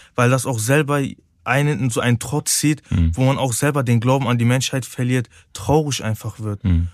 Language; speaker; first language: German; native; German